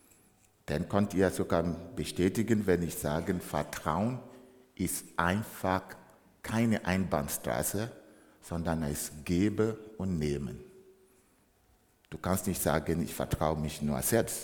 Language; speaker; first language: German; non-native, fluent; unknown